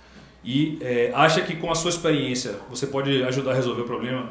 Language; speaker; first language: Portuguese; native; Portuguese